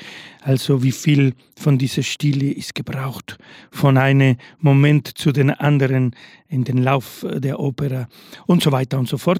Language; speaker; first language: German; non-native, learner; Spanish